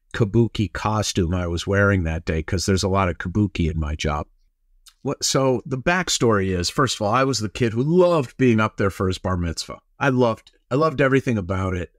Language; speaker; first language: English; native; English